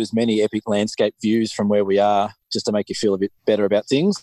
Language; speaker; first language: English; native; English